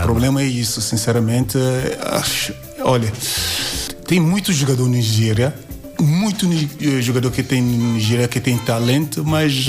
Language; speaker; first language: Portuguese; non-native, learner; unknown